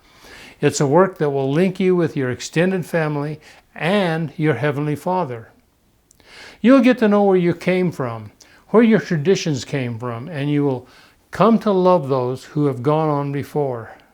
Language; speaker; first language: English; native; English